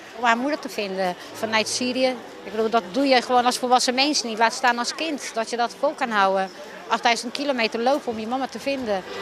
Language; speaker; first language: Dutch; early bilingual, other home language; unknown